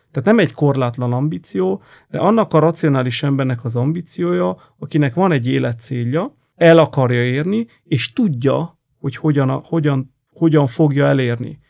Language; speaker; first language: Hungarian; non-native, fluent; Italian